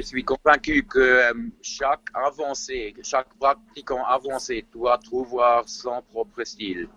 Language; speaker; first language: French; non-native, fluent; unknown